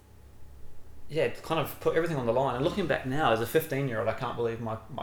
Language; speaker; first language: English; native; English